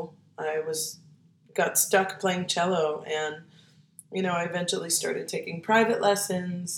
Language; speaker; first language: English; native; English